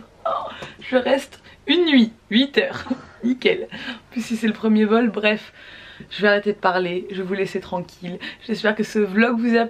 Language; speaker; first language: French; native; French